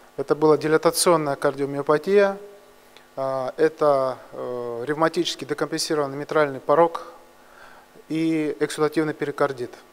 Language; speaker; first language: Russian; non-native, local second language; Georgian